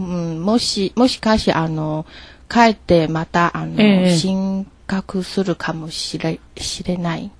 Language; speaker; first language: Japanese; non-native, learner; Chinese